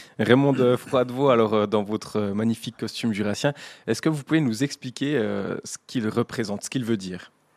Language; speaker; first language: French; native; French